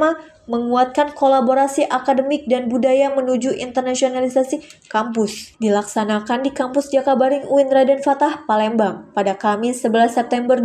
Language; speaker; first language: Indonesian; native; Indonesian